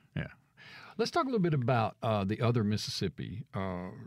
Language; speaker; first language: English; native; English